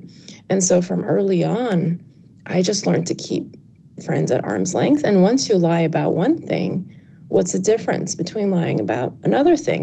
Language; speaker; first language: English; early bilingual, other home language; Chinese